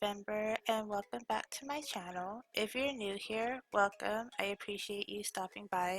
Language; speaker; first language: English; native; English